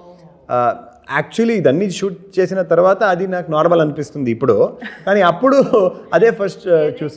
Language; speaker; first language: Telugu; non-native, learner; Kannada